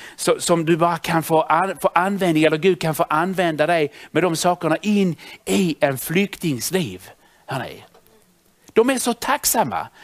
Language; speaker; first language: Swedish; native; Swedish